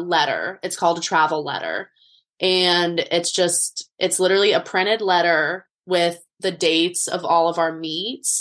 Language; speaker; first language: English; native; English